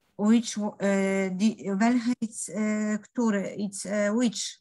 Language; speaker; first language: English; non-native, learner; Polish